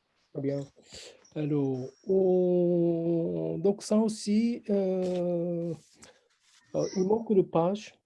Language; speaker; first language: French; non-native, fluent; Japanese